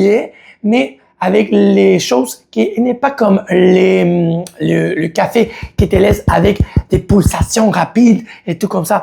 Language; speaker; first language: French; non-native, learner; Spanish